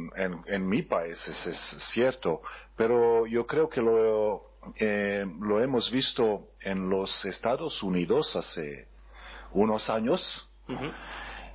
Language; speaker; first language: Spanish; non-native, learner; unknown